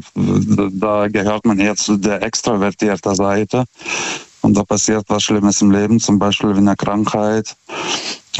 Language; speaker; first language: German; non-native, fluent; Russian